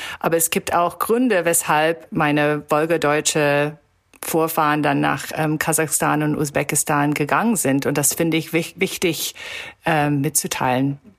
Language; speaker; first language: German; early bilingual, heritage; German